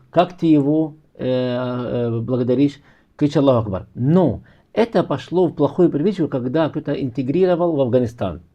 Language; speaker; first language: Russian; non-native, fluent; Arabic